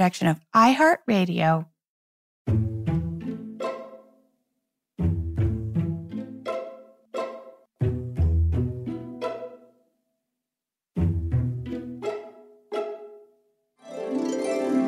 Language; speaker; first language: English; native; English